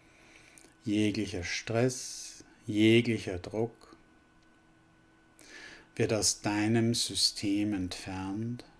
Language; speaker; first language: German; native; German